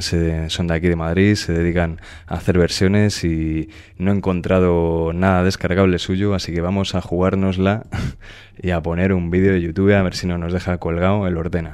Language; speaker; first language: Spanish; native; Spanish